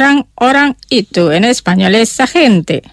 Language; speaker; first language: Spanish; non-native, fluent; Indonesian